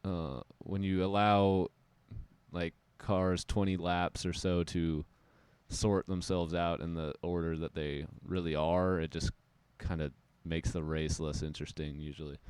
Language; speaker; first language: English; native; English